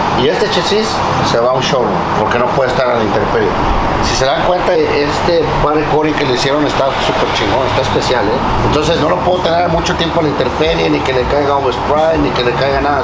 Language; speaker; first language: Spanish; native; Spanish